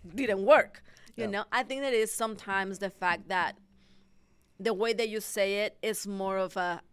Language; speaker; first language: English; non-native, fluent; Spanish